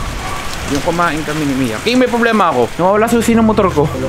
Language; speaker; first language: Filipino; native; Filipino